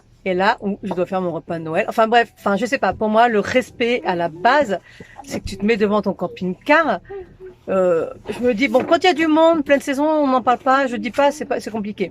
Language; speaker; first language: French; native; French